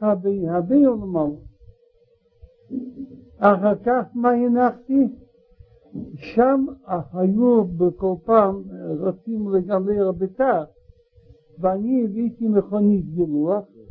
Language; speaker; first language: Hebrew; non-native, learner; Russian